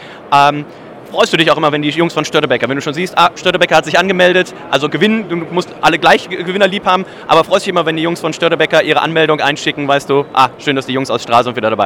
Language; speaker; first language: German; native; German